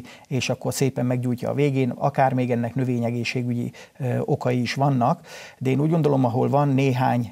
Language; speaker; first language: Hungarian; native; Hungarian